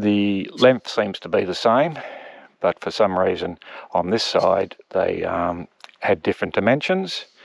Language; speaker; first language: English; native; English